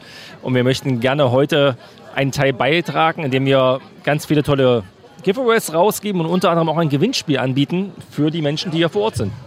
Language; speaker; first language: German; native; German